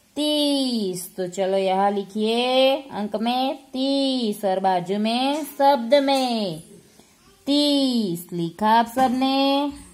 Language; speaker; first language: Hindi; non-native, local second language; Gujarati